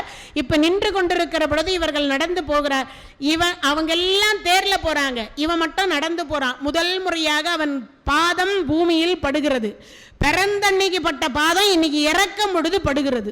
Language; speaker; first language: Tamil; native; Tamil